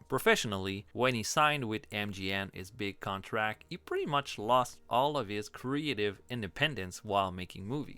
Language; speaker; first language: English; non-native, fluent; French